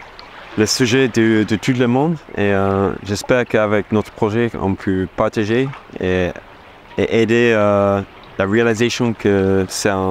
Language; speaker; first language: French; non-native, fluent; English